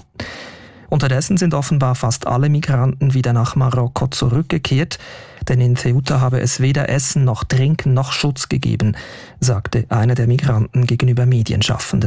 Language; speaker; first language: German; native; German